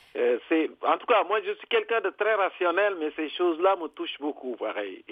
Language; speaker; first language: French; non-native, local second language; Serer